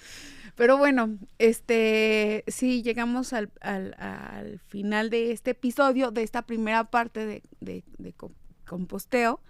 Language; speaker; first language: Spanish; native; Spanish